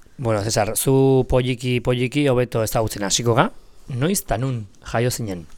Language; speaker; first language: Basque; native; Basque